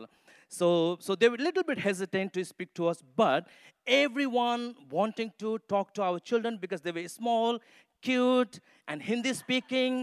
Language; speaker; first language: English; non-native, local second language; Nepali